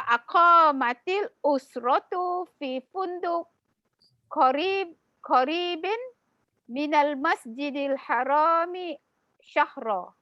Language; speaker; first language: Arabic; non-native, learner; Malay